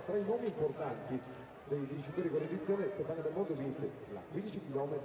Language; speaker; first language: Italian; native; Italian